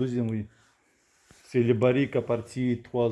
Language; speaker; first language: French; non-native, learner; Russian